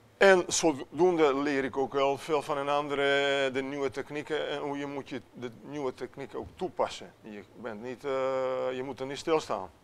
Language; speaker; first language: Dutch; non-native, fluent; Italian